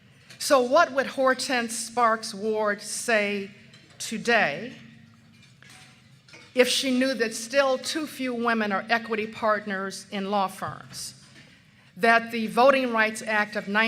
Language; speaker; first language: English; native; English